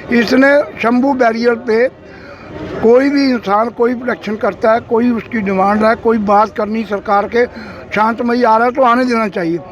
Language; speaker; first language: Hindi; non-native, local second language; Punjabi